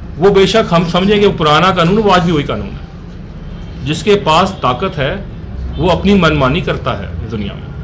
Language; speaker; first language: Urdu; non-native, local second language; Punjabi